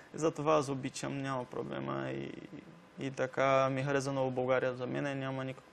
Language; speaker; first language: Bulgarian; non-native, learner; Portuguese